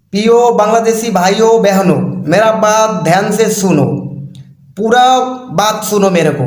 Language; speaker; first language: Hindi; non-native, learner; Bangla